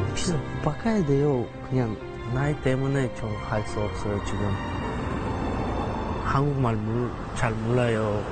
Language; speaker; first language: Korean; non-native, learner; Russian